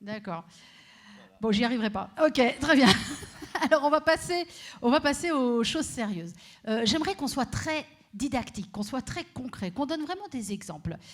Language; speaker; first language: French; native; French